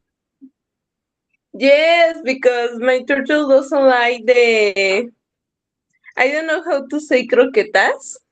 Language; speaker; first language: English; non-native, learner; Spanish